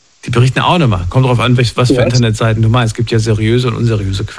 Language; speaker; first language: German; native; German